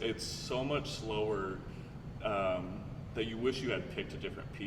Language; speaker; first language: English; native; English